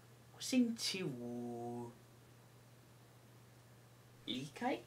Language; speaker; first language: Chinese; non-native, learner; English